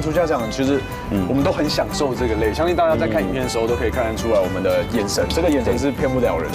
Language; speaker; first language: Chinese; native; Chinese